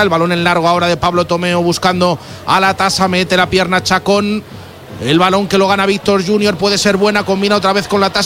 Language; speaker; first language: Spanish; native; Spanish